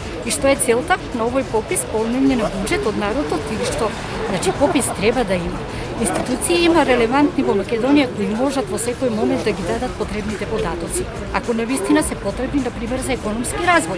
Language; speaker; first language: Macedonian; native; Macedonian